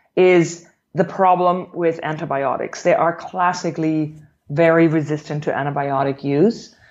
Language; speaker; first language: English; non-native, fluent; German